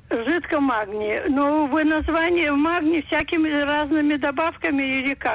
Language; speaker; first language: Russian; native; Russian